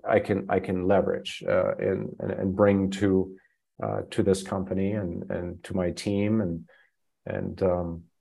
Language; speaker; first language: English; non-native, fluent; German